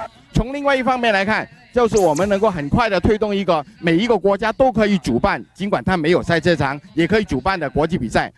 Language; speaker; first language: Chinese; native; Chinese